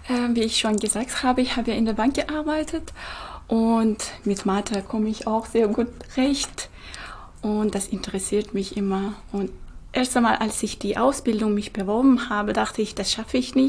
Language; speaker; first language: German; non-native, fluent; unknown